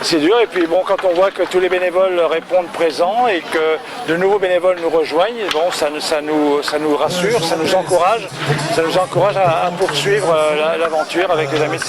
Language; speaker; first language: French; native; French